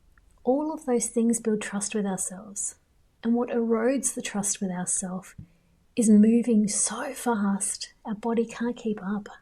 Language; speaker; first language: English; native; English